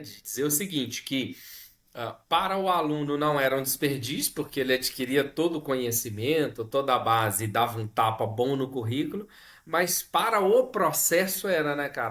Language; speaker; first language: Portuguese; native; Portuguese